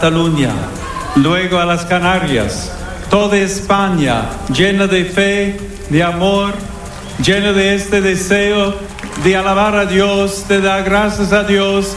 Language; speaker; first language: Spanish; non-native, fluent; French